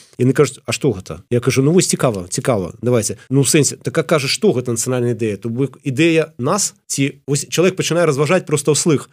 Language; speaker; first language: Belarusian; non-native, local second language; Russian